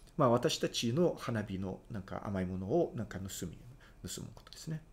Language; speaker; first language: Japanese; non-native, fluent; Portuguese